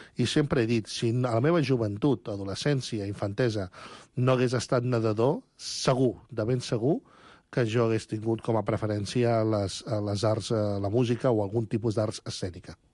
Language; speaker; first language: Catalan; early bilingual, other home language; Spanish